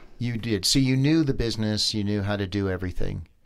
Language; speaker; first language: English; native; English